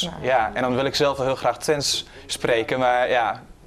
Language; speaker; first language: Dutch; native; Dutch